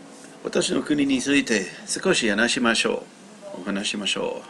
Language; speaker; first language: Japanese; non-native, learner; English